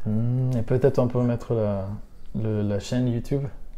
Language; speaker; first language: French; non-native, learner; Spanish